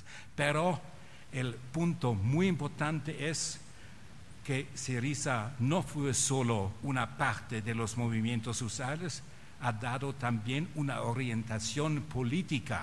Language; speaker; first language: Spanish; non-native, fluent; German